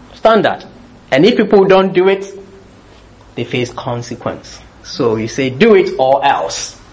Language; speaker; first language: English; non-native, local second language; Akan